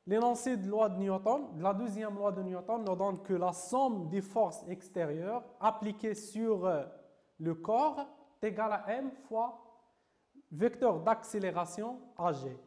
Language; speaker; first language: French; non-native, local second language; Arabic